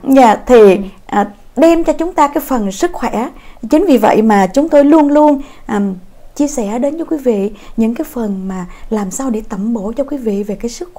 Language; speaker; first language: Vietnamese; native; Vietnamese